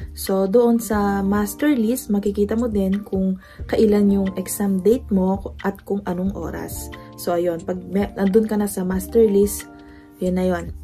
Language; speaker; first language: Filipino; non-native, local second language; Pampanga